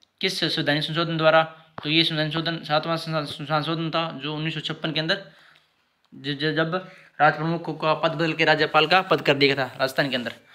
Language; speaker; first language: Hindi; native; Hindi